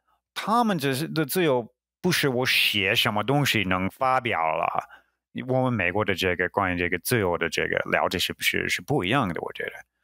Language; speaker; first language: Chinese; non-native, fluent; English